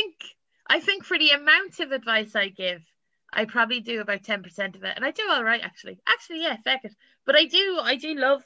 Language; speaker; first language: English; native; English